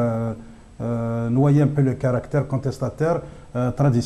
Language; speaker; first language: French; non-native, local second language; Kabyle